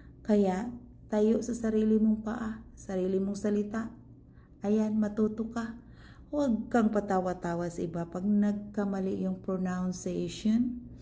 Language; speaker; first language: Filipino; non-native, local second language; Cebuano